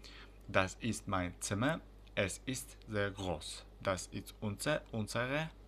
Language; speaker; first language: German; non-native, fluent; Uzbek